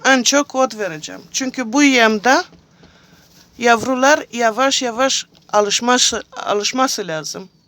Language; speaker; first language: Turkish; non-native, fluent; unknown